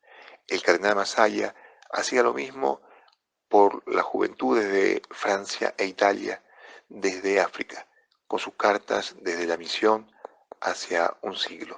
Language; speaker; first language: Spanish; non-native, fluent; Italian